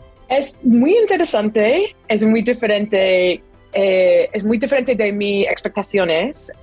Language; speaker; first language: Spanish; non-native, fluent; English